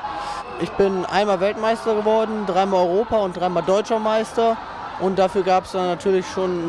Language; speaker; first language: German; native; German